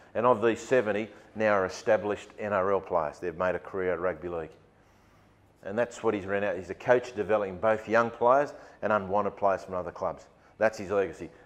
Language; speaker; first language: English; native; English